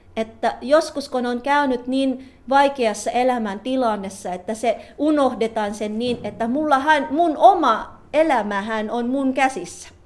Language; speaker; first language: Finnish; non-native, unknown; Filipino